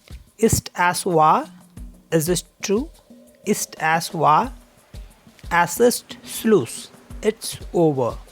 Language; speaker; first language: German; non-native, fluent; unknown